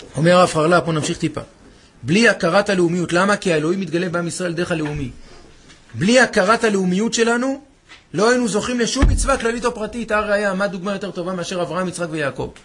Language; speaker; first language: Hebrew; native; Hebrew